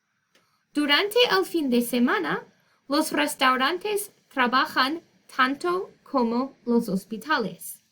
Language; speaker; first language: Spanish; non-native, fluent; English